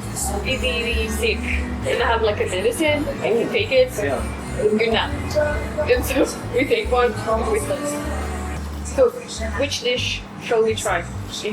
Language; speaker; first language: English; non-native, fluent; French